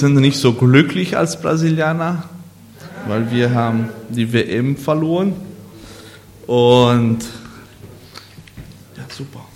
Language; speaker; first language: German; non-native, learner; Portuguese